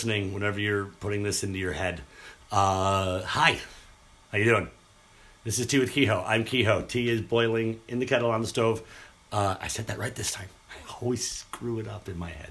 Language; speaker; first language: English; native; English